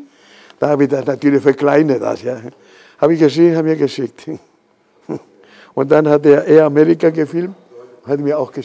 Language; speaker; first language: German; non-native, fluent; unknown